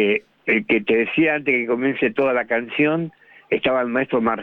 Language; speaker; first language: Spanish; native; Spanish